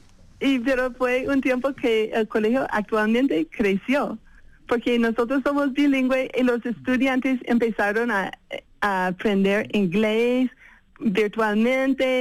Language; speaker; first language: Spanish; non-native, fluent; English